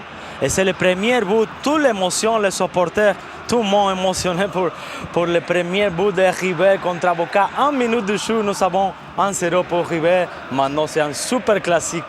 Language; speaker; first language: French; non-native, fluent; Spanish